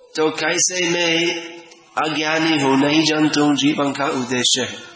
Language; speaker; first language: Hindi; non-native, fluent; English